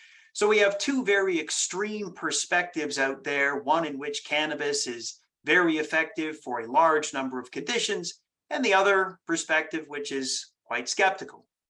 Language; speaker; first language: English; native; English